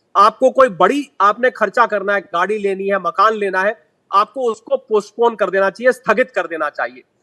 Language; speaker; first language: Hindi; native; Hindi